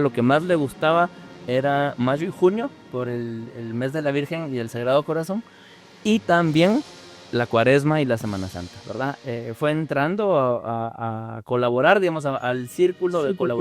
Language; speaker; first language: Spanish; native; Spanish